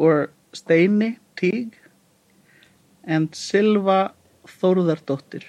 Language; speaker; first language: English; non-native, fluent; Icelandic